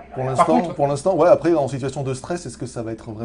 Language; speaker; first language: French; native; French